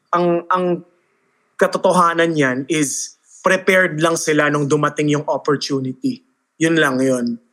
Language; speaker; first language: Filipino; early bilingual, heritage; Filipino